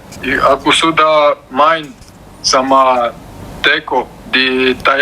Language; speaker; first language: Indonesian; non-native, learner; Romanian